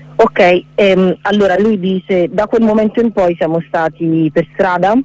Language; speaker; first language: Italian; native; Italian